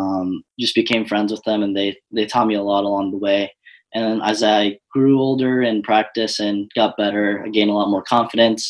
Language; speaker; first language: English; native; English